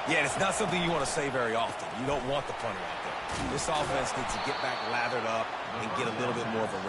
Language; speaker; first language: English; native; English